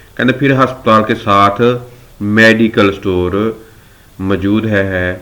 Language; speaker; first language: Urdu; non-native, local second language; Punjabi